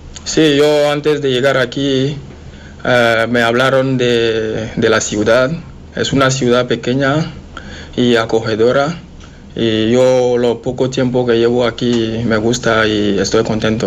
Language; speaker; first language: Spanish; non-native, fluent; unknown